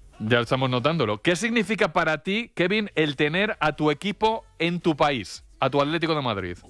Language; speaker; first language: Spanish; native; Spanish